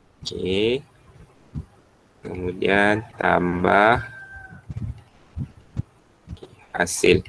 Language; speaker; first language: Malay; native; Malay